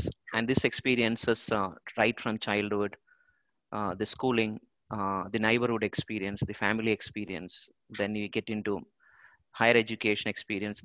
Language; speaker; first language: English; non-native, local second language; Malayalam